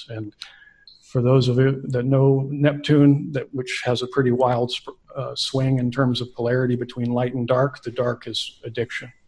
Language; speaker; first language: English; native; English